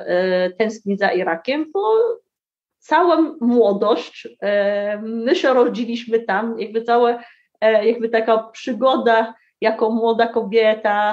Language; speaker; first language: Polish; early bilingual, heritage; Arabic